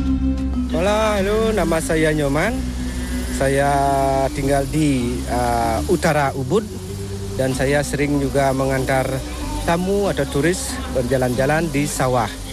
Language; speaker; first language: Indonesian; non-native, local second language; Balinese